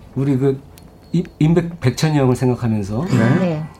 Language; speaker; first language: Korean; native; Korean